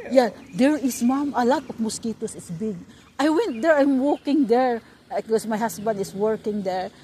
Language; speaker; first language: English; non-native, local second language; Cebuano